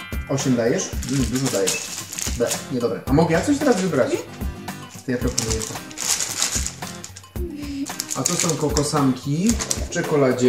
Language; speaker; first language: Polish; native; Polish